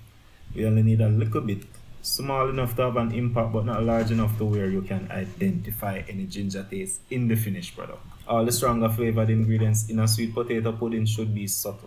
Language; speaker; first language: English; native; English